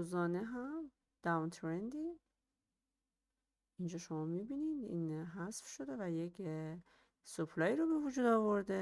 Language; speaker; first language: Persian; native; Persian